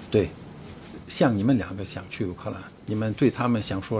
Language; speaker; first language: Chinese; non-native, fluent; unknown